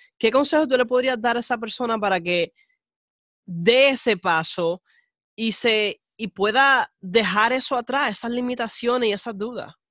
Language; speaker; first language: Spanish; native; Spanish